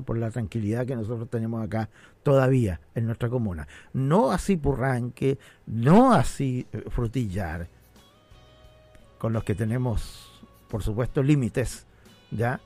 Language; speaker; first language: Spanish; native; Spanish